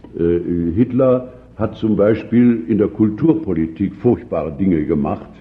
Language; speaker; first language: German; native; German